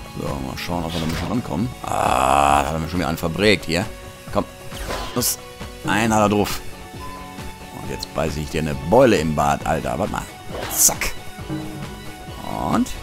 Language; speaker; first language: German; native; German